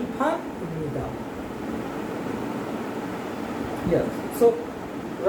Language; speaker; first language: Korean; non-native, fluent; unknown